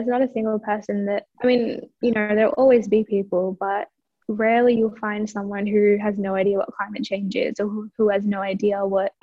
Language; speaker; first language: English; early bilingual, other home language; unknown